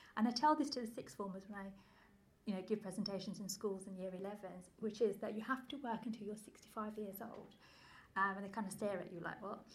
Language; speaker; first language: English; native; English